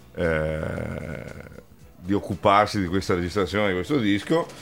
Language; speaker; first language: Italian; native; Italian